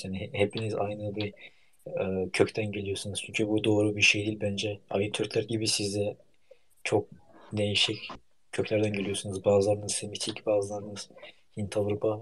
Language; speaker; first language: Turkish; early bilingual, heritage; Turkish